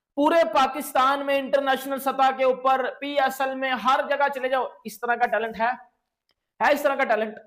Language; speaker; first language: Urdu; non-native, local second language; Punjabi